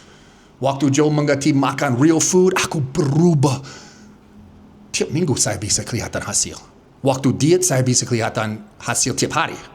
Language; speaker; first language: Indonesian; non-native, fluent; English